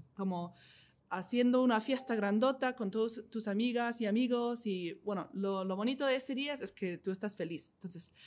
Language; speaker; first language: Spanish; non-native, fluent; English